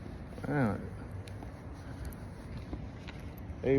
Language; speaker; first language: English; native; English